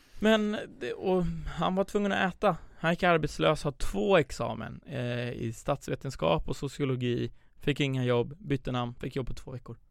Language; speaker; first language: Swedish; early bilingual, other home language; Persian